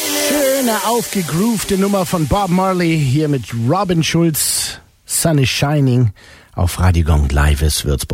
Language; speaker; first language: German; native; German